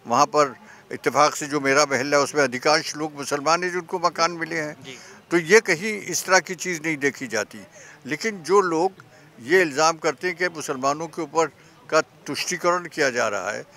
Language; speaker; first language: Hindi; native; Hindi